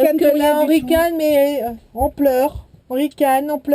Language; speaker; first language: French; native; French